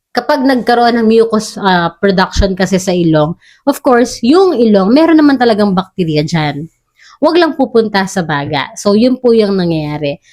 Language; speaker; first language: Filipino; native; Filipino